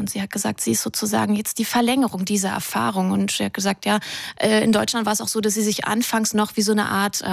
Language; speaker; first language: German; native; German